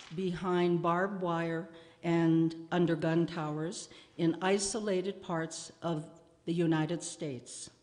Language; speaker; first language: English; native; English